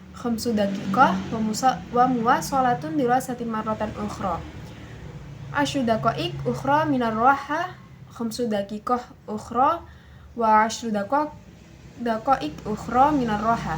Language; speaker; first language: Arabic; non-native, learner; Indonesian